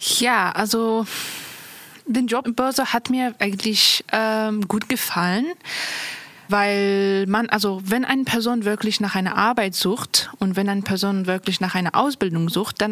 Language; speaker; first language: German; non-native, local second language; Persian